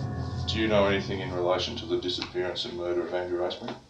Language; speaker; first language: English; native; English